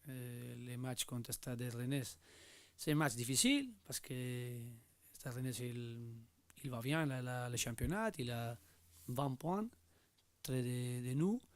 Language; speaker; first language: French; non-native, learner; Spanish